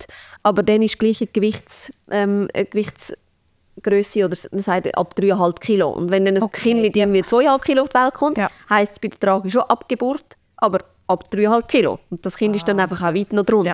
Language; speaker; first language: German; native; German